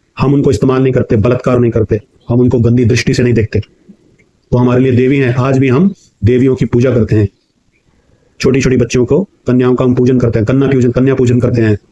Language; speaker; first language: Hindi; native; Hindi